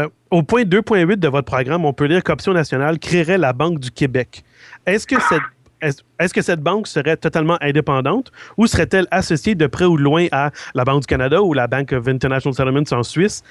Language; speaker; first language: French; native; French